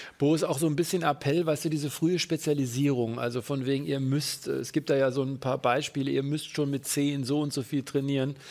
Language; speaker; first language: German; native; German